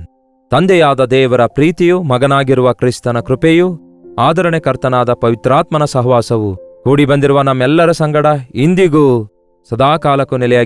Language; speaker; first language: Kannada; native; Kannada